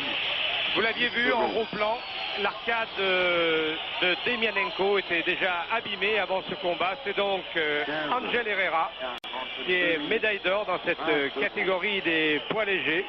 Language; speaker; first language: French; native; French